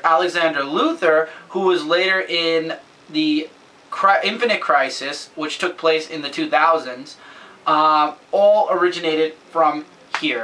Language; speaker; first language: English; native; English